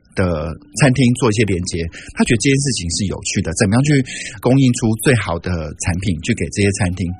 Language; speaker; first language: Chinese; native; Chinese